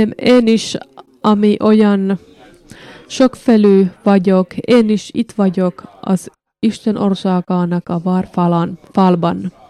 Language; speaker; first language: Hungarian; non-native, learner; Finnish